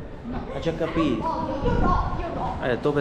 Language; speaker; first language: Italian; non-native, learner; Korean